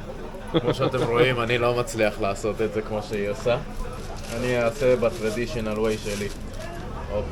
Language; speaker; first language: Hebrew; native; Hebrew